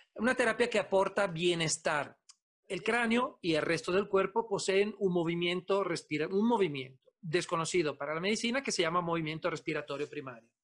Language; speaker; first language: Spanish; non-native, fluent; Italian